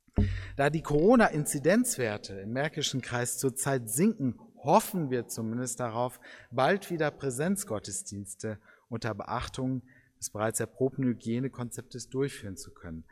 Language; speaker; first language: German; native; German